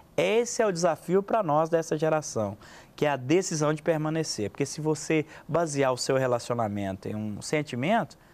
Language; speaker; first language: Portuguese; native; Portuguese